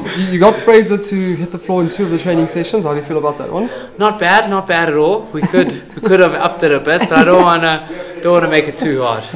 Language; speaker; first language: English; native; English